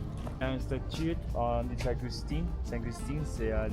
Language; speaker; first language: French; non-native, learner; Spanish